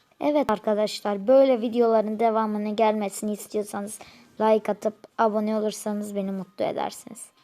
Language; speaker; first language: Turkish; native; Turkish